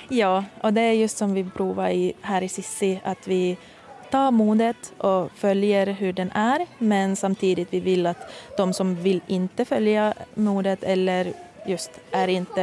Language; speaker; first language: Swedish; non-native, fluent; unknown